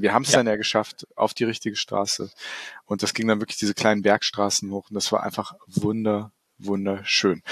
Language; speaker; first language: German; native; German